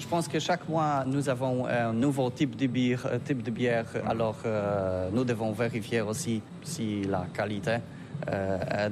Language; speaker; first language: French; non-native, learner; Polish